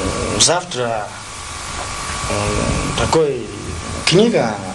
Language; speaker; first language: Russian; non-native, learner; Mongolian